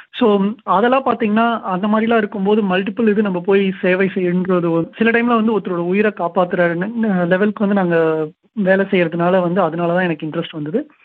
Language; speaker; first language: Tamil; native; Tamil